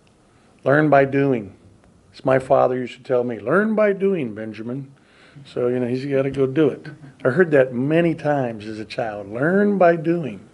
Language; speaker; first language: English; native; English